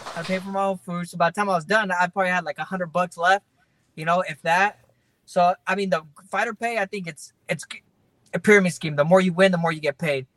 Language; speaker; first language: English; native; English